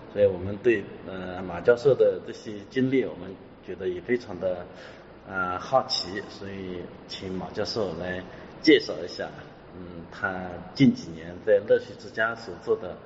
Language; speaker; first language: Chinese; native; Chinese